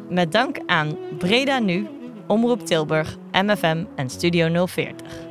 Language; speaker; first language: Dutch; native; Dutch